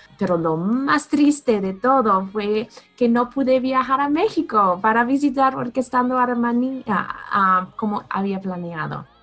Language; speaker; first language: Spanish; non-native, fluent; English